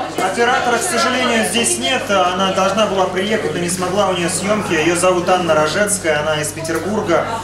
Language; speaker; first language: Russian; non-native, local second language; Bashkir